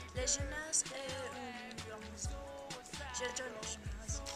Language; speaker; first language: French; non-native, learner; English